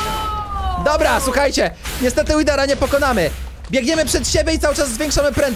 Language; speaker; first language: Polish; native; Polish